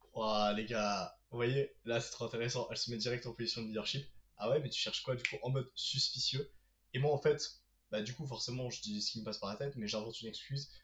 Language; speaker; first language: French; native; French